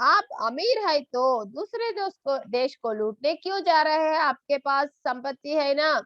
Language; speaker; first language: Hindi; non-native, local second language; Telugu